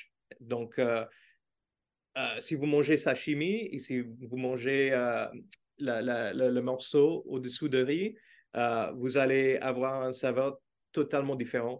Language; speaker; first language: French; non-native, learner; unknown